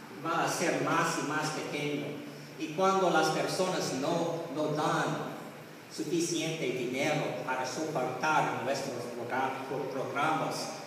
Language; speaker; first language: Spanish; non-native, learner; English